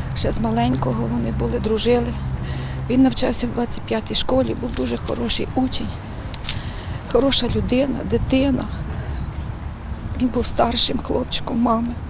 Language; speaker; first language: Ukrainian; native; Ukrainian